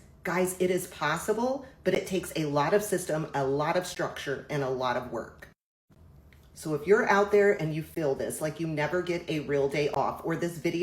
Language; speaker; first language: English; native; English